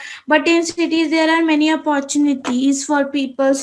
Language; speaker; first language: English; non-native, learner; Hindi